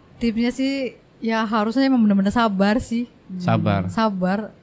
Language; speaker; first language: Indonesian; native; Indonesian